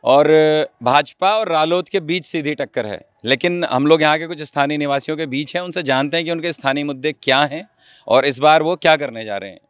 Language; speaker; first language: Hindi; native; Hindi